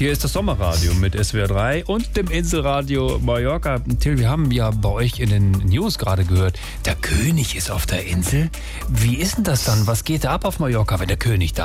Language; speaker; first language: German; native; German